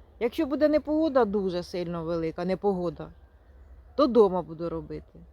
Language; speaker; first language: Ukrainian; non-native, local second language; Russian